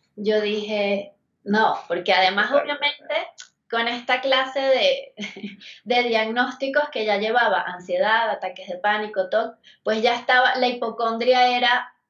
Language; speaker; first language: Spanish; native; Spanish